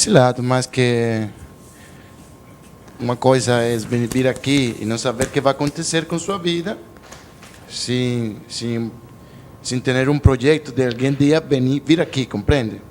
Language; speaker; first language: Portuguese; non-native, learner; Spanish